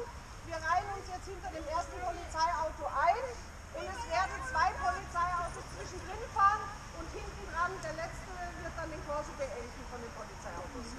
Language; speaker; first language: German; native; German